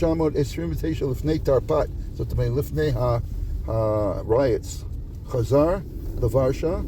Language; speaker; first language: Hebrew; non-native, fluent; English